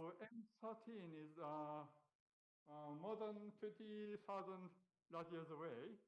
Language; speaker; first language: English; non-native, learner; Japanese